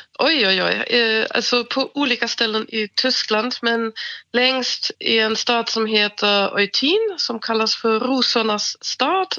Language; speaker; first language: Swedish; non-native, fluent; German